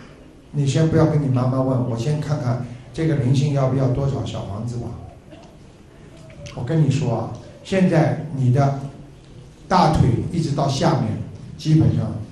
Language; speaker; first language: Chinese; native; Chinese